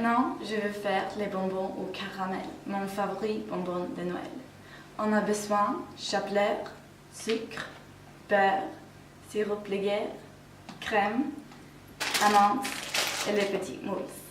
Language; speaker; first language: French; non-native, learner; Swedish